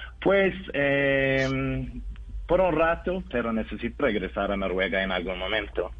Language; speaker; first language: Spanish; non-native, learner; Norwegian